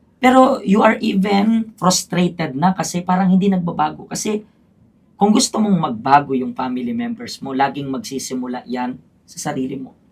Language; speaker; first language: Filipino; native; Filipino